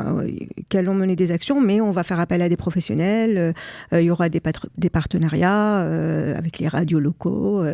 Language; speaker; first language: French; native; French